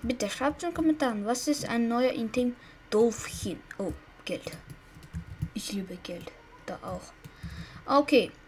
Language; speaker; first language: German; non-native, learner; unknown